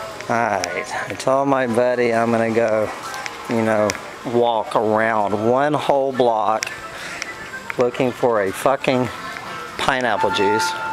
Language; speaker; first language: English; native; English